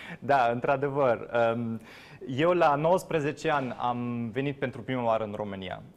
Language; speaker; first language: Romanian; non-native, fluent; German